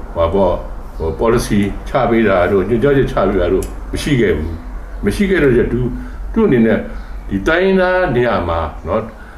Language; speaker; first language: Burmese; non-native, local second language; Shan